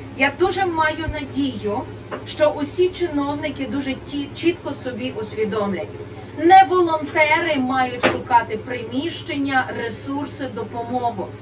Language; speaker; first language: Ukrainian; native; Ukrainian